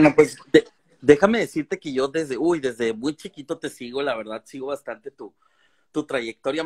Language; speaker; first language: Spanish; native; Spanish